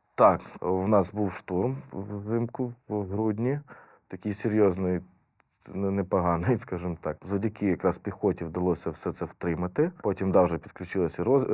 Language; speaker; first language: Ukrainian; native; Ukrainian